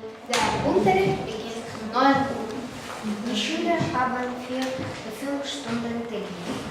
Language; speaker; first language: German; non-native, learner; Russian